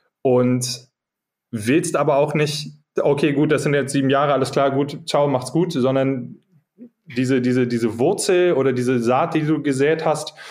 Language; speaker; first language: German; native; German